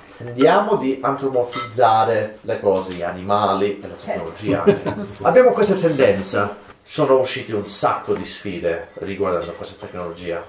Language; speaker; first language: Italian; non-native, fluent; English